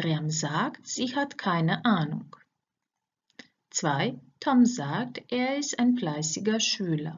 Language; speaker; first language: German; non-native, fluent; Croatian